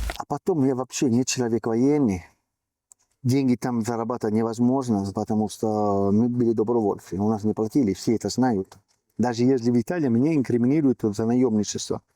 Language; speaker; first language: Russian; non-native, learner; Italian